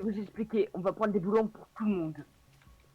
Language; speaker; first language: French; native; French